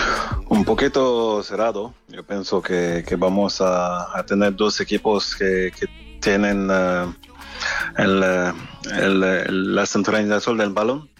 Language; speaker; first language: Spanish; non-native, fluent; French